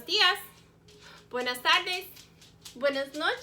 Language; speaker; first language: Spanish; non-native, fluent; English